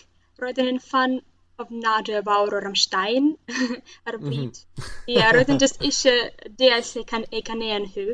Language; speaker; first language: Welsh; non-native, learner; Russian